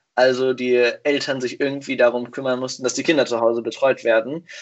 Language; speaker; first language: German; native; German